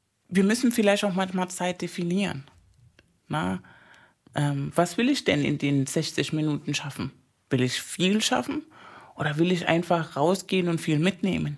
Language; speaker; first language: German; non-native, fluent; Spanish